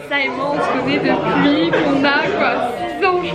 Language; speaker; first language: French; native; French